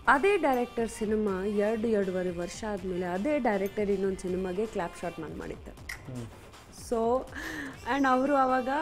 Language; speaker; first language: Kannada; non-native, fluent; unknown